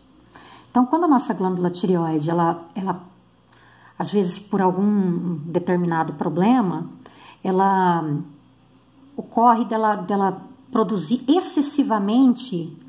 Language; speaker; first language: Portuguese; native; Portuguese